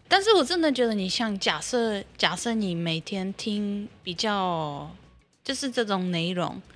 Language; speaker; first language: Chinese; non-native, fluent; Polish